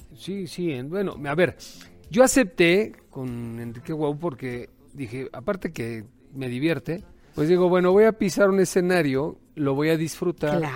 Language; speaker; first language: Spanish; native; Spanish